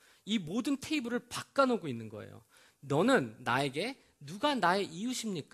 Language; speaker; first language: Korean; native; Korean